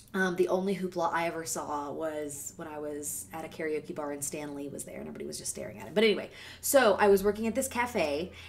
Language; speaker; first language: English; native; English